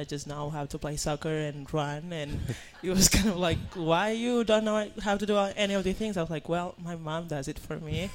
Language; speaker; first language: English; non-native, fluent; Spanish